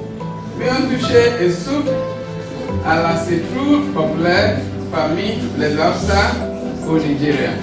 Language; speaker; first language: French; non-native, learner; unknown